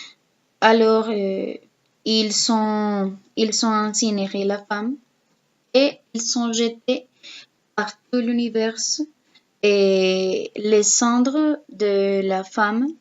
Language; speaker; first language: French; non-native, learner; Spanish